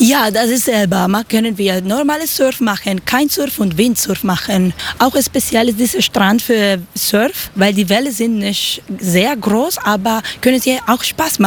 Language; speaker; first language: German; non-native, learner; Spanish